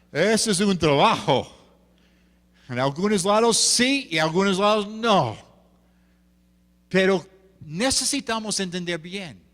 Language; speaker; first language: Spanish; non-native, fluent; English